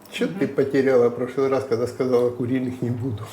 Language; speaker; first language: Russian; native; Russian